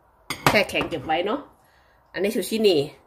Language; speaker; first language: Thai; non-native, local second language; Lao